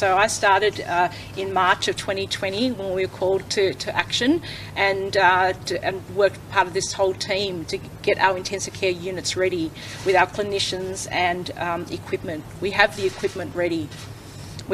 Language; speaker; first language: English; native; English